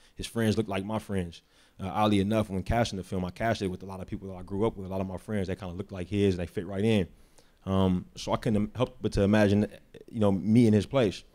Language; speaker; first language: English; native; English